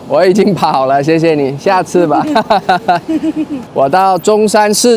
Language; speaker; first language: Chinese; early bilingual, heritage; Chinese